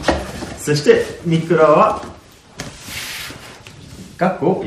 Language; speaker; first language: Japanese; non-native, fluent; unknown